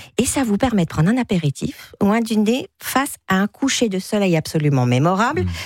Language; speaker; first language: French; native; French